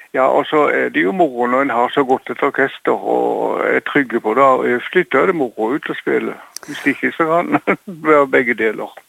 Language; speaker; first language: Norwegian; native; Norwegian